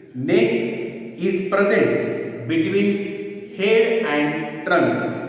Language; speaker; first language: English; non-native, local second language; Marathi